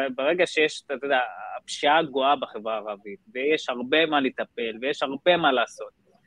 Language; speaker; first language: Hebrew; non-native, local second language; Arabic